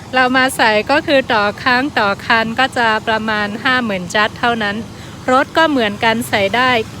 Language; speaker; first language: Thai; non-native, fluent; Shan